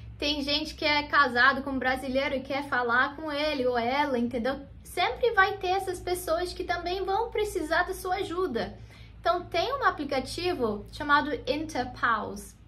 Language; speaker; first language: Portuguese; non-native, fluent; English